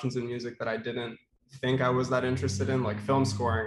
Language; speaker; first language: English; non-native, local second language; Filipino